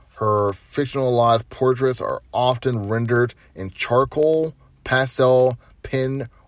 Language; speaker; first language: English; native; English